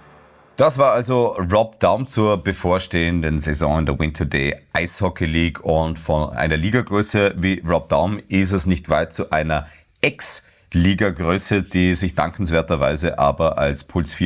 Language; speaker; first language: German; native; German